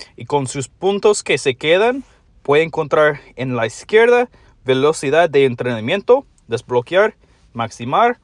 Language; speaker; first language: Spanish; non-native, learner; English